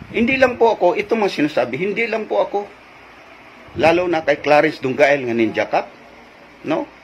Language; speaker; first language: Filipino; non-native, local second language; Cebuano